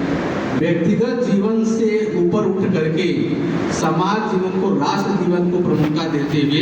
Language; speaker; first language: Hindi; native; Hindi